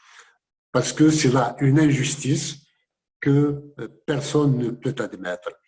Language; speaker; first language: French; non-native, local second language; Kabyle